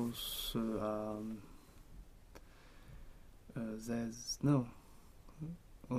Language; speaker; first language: French; non-native, learner; Swedish